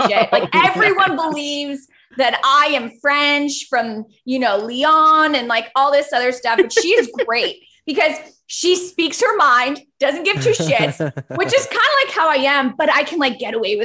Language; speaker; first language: English; early bilingual, other home language; Spanish